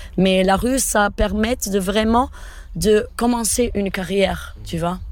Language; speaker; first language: French; non-native, fluent; Portuguese